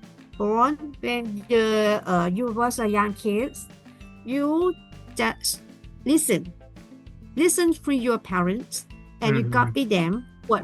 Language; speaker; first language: English; non-native, learner; Thai